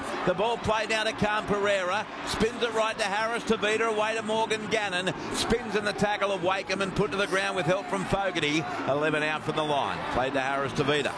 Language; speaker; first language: English; native; English